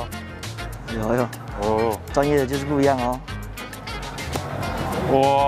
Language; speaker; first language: Chinese; native; Chinese